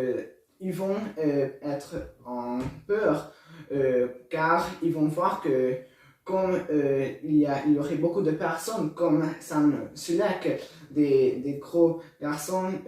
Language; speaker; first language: French; non-native, learner; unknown